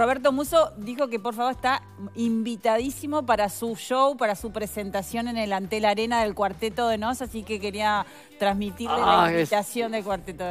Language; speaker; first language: Spanish; native; Spanish